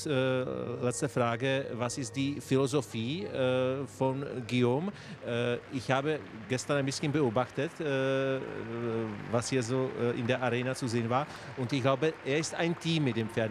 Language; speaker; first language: German; non-native, local second language; Czech